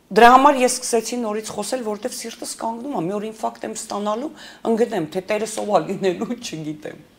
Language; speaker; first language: Armenian; early bilingual, heritage; Armenian